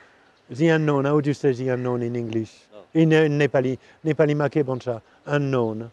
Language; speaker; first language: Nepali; non-native, learner; French